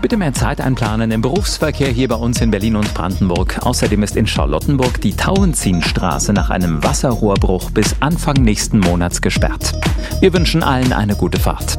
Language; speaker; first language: German; native; German